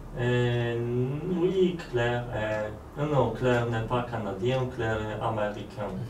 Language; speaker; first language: French; non-native, learner; Polish